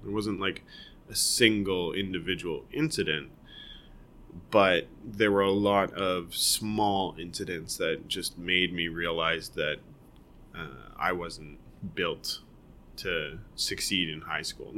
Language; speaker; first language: English; native; English